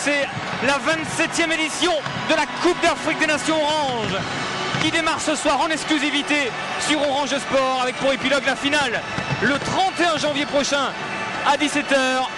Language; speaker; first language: French; native; French